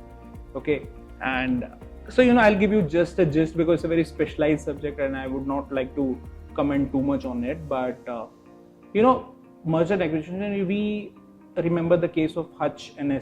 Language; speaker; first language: English; non-native, local second language; Hindi